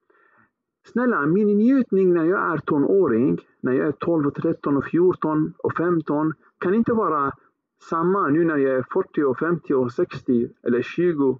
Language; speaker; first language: Swedish; early bilingual, other home language; Arabic